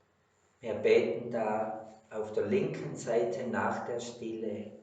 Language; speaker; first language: German; native; German